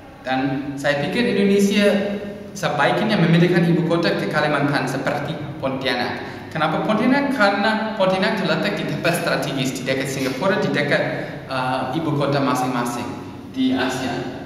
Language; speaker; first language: Indonesian; non-native, learner; English